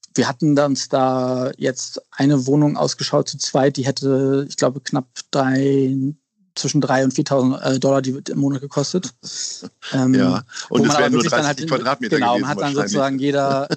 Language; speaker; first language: German; native; German